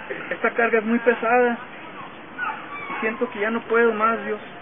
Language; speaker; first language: Spanish; early bilingual, heritage; Spanish